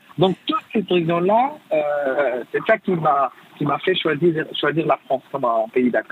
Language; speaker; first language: French; non-native, fluent; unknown